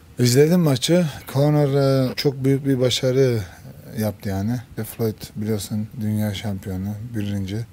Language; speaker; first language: Turkish; early bilingual, heritage; Turkish